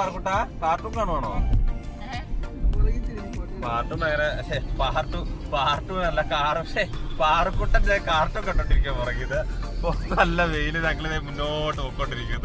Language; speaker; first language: Malayalam; native; Malayalam